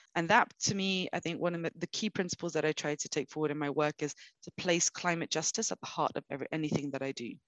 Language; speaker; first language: English; native; English